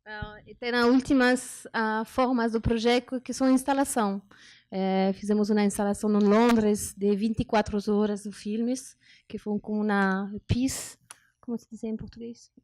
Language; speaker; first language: Portuguese; non-native, learner; French